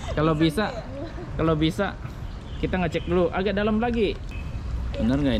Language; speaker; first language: Indonesian; native; Indonesian